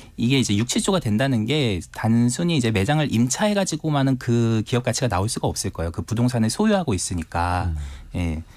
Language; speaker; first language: Korean; native; Korean